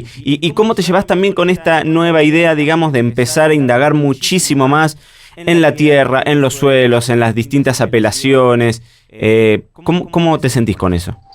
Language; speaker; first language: Spanish; native; Spanish